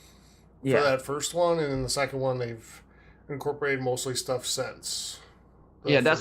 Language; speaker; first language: English; native; English